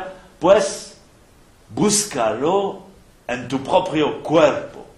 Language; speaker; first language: Spanish; non-native, fluent; French